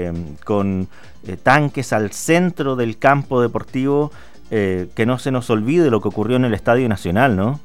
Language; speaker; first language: Spanish; native; Spanish